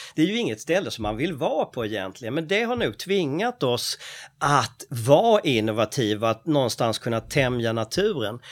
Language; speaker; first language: Swedish; native; Swedish